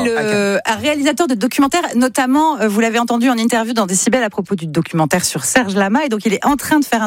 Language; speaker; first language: French; native; French